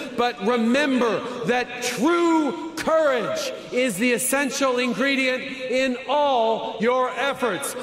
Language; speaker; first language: English; native; English